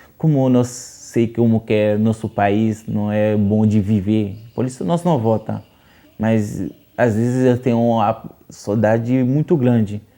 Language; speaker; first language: Portuguese; non-native, learner; Haitian Creole